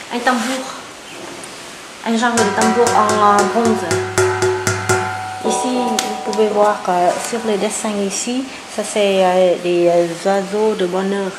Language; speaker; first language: French; non-native, fluent; Vietnamese